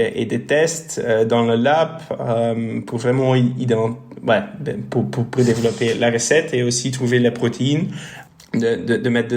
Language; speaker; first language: French; non-native, local second language; Dutch